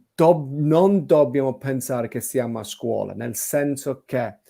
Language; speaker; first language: Italian; non-native, fluent; English